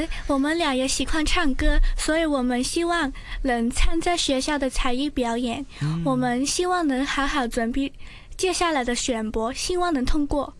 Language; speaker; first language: Chinese; non-native, local second language; Cantonese